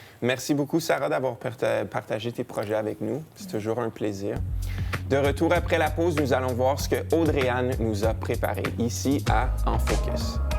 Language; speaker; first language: French; native; French